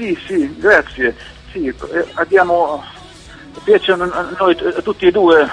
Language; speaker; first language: Italian; non-native, learner; Finnish